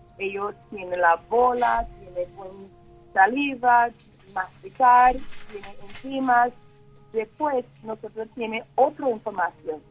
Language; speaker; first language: Spanish; non-native, learner; English